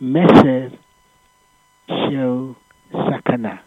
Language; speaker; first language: Hebrew; non-native, fluent; English